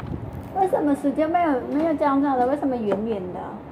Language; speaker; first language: Chinese; non-native, fluent; Indonesian